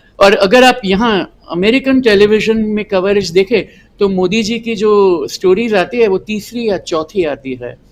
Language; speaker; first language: Hindi; non-native, local second language; Gujarati